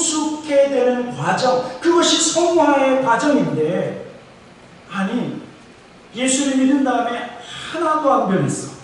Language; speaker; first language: Korean; native; Korean